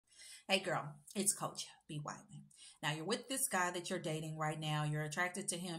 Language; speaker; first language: English; native; English